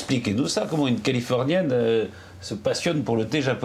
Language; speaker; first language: French; native; French